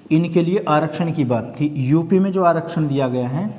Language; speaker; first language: Hindi; native; Hindi